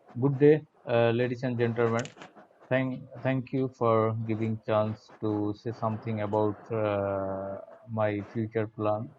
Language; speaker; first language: English; non-native, learner; Bangla